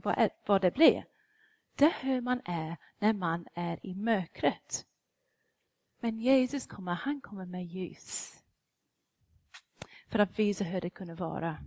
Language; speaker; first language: Swedish; non-native, fluent; English